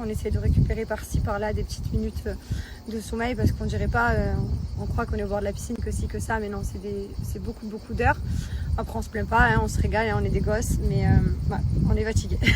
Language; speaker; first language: French; native; French